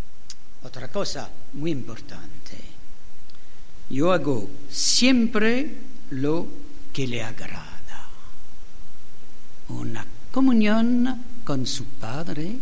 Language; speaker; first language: Spanish; non-native, fluent; French